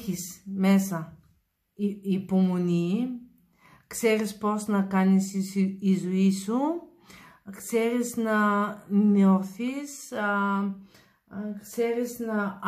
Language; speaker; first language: Greek; non-native, learner; Bulgarian